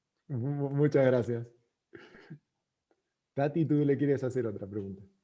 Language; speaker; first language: Spanish; native; Spanish